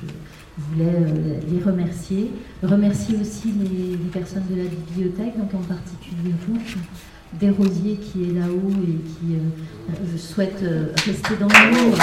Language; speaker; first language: French; native; French